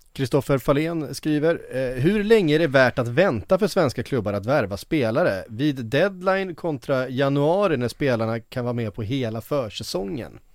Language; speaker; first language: Swedish; native; Swedish